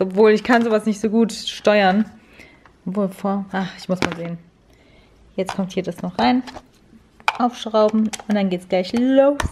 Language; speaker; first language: German; native; German